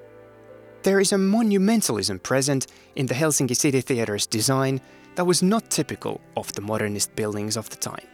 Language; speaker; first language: English; non-native, fluent; Finnish